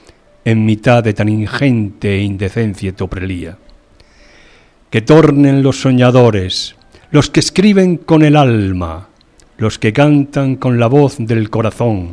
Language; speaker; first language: Spanish; native; Spanish